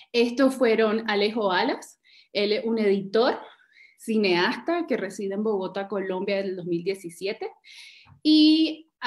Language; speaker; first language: Spanish; native; Spanish